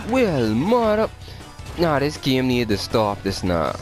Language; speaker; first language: English; native; English